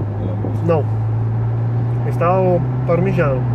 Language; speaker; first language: Portuguese; non-native, learner; Italian